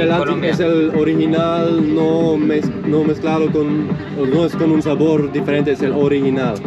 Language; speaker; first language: Spanish; non-native, learner; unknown